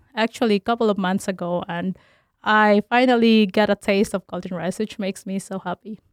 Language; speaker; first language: English; non-native, local second language; Cebuano